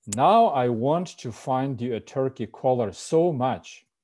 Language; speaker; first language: English; non-native, fluent; Russian